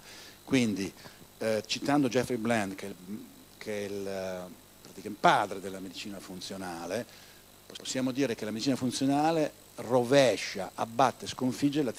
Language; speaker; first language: Italian; native; Italian